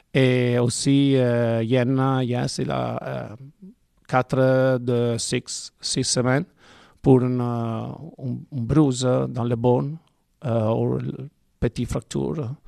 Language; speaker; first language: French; non-native, learner; Italian